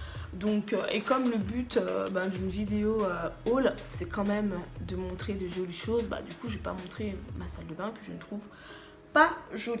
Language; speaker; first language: French; native; French